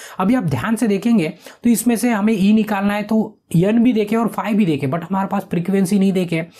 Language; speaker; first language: Hindi; non-native, local second language; Marathi